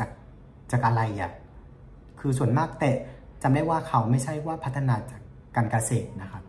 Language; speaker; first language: Thai; non-native, fluent; Vietnamese